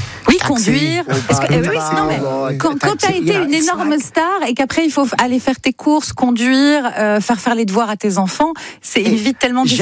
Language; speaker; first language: French; native; French